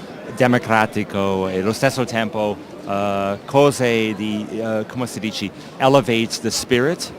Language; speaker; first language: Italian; non-native, learner; English